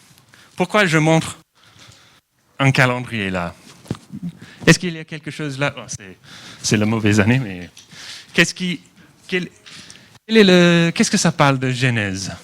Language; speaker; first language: French; non-native, fluent; English